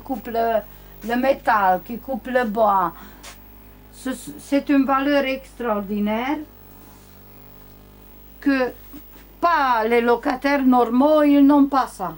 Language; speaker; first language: French; non-native, learner; Romanian